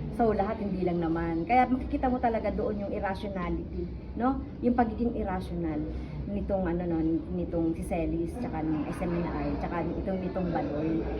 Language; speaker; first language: Filipino; native; Filipino